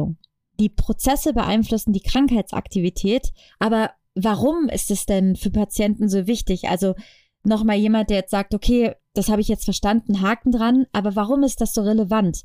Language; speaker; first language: German; native; German